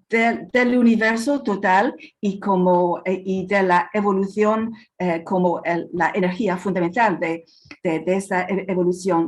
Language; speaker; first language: Spanish; non-native, fluent; English